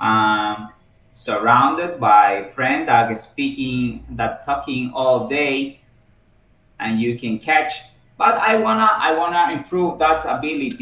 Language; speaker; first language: English; non-native, learner; Spanish